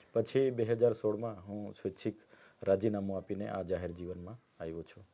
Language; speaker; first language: Gujarati; non-native, local second language; Vasavi